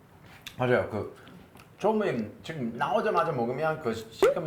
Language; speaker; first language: Korean; non-native, learner; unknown